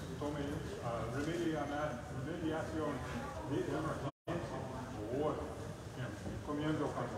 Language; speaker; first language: Spanish; non-native, learner; English